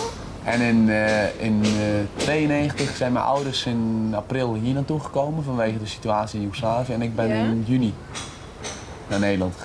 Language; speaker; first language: Dutch; native; Dutch